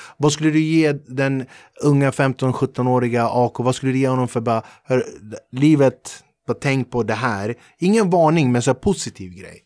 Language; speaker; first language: Swedish; early bilingual, other home language; Kurdish